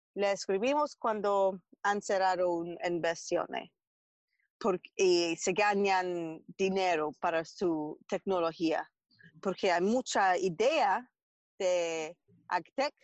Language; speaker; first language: Spanish; non-native, learner; English